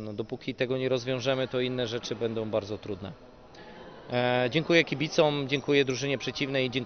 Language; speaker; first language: Polish; native; Polish